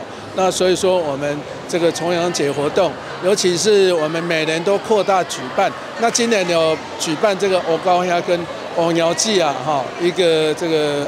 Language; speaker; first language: Chinese; native; Chinese